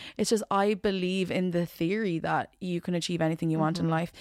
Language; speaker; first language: English; native; English